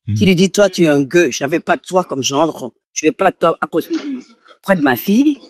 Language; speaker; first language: French; non-native, local second language; Fon